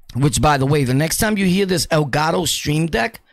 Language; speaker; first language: English; early bilingual, other home language; Spanish